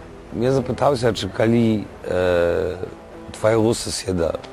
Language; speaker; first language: Belarusian; non-native, fluent; Polish